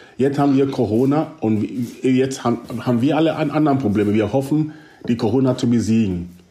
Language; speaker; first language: German; early bilingual, other home language; Akan